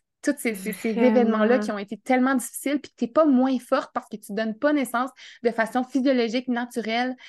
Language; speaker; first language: French; native; French